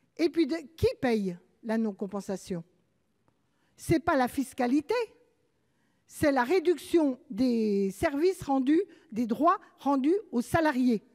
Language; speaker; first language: French; native; French